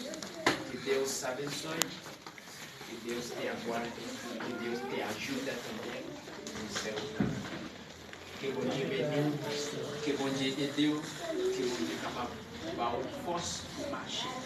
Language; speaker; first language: Portuguese; non-native, fluent; Haitian Creole